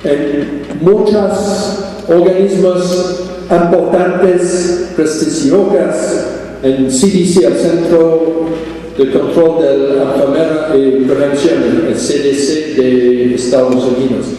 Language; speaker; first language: Spanish; non-native, fluent; English